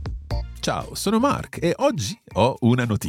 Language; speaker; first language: Italian; non-native, fluent; English